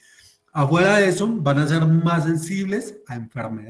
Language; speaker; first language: Spanish; native; Spanish